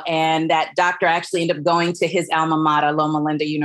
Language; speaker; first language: English; native; English